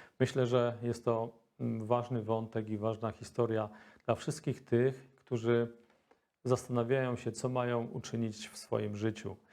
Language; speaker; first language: Polish; native; Polish